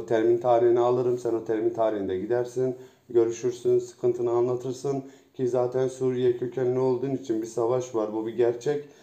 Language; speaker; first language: Turkish; native; Turkish